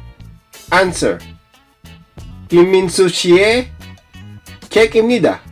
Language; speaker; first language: Korean; non-native, learner; Filipino